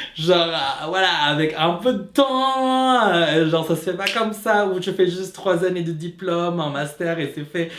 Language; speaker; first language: French; non-native, fluent; Filipino